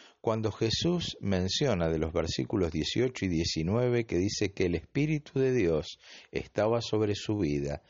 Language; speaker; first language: Spanish; native; Spanish